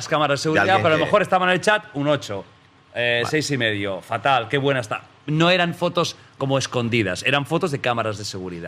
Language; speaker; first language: Spanish; native; Spanish